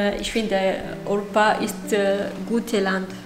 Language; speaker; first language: German; non-native, learner; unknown